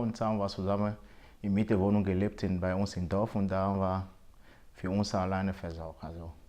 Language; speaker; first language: German; non-native, fluent; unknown